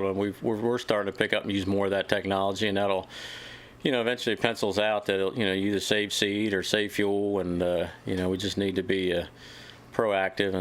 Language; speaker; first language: English; native; English